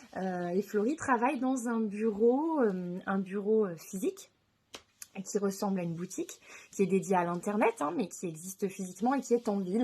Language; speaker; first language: French; native; French